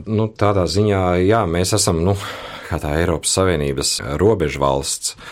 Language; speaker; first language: Latvian; native; Latvian